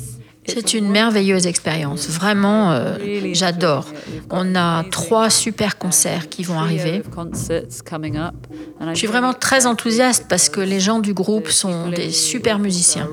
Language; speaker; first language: French; non-native, fluent; English